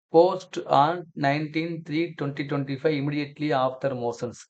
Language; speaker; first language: English; non-native, local second language; Tamil